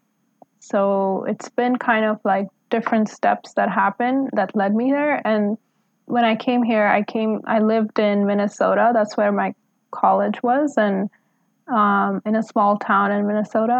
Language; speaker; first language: English; non-native, local second language; Hindi